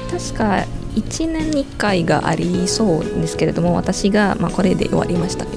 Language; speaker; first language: Japanese; non-native, fluent; Indonesian